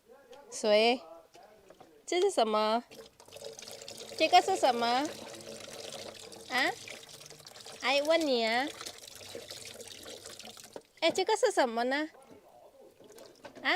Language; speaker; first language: Chinese; non-native, fluent; Indonesian